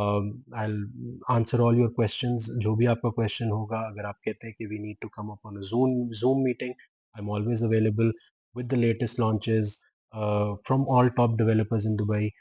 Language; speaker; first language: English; non-native, local second language; Urdu